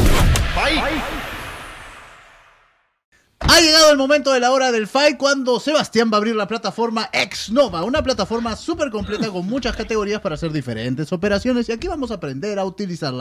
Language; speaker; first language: Spanish; native; Spanish